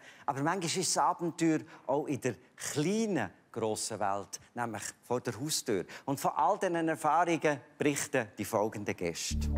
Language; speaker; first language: German; native; German